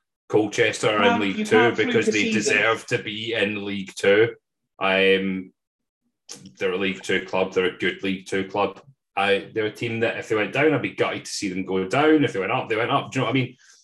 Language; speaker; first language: English; native; English